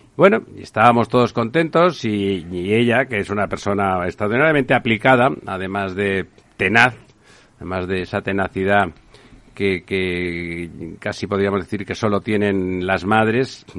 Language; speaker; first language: Spanish; native; Spanish